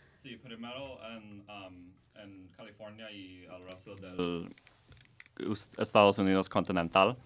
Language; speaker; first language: Spanish; non-native, learner; English